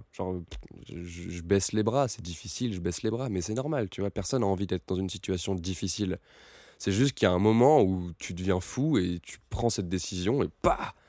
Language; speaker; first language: French; native; French